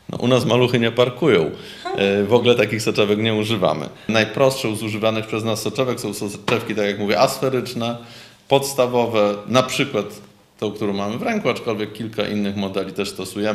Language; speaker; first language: Polish; native; Polish